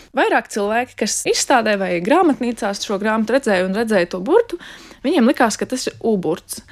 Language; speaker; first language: Latvian; non-native, local second language; Russian